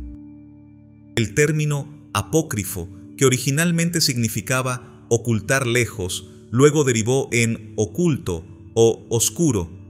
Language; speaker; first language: Spanish; native; Spanish